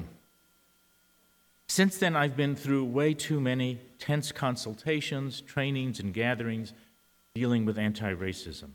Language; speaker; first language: English; early bilingual, other home language; Spanish